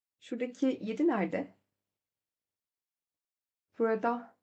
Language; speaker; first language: Turkish; native; Turkish